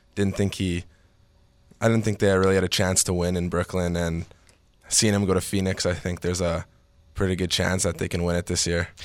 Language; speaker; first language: English; native; English